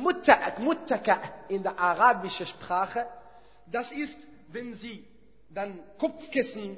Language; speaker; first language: German; non-native, fluent; Arabic